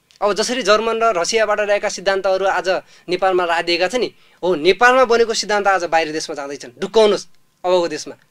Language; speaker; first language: Nepali; native; Nepali